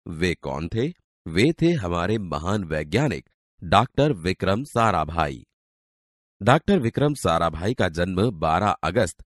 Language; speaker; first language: Hindi; non-native, local second language; Gujarati